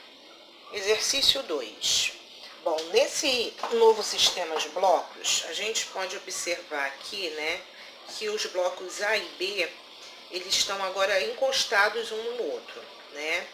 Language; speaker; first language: Portuguese; native; Portuguese